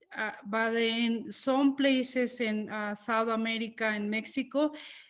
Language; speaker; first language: English; non-native, learner; Spanish